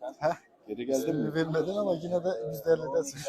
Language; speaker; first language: Turkish; native; Turkish